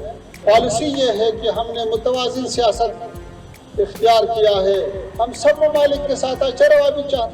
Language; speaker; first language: Hindi; non-native, fluent; Pashto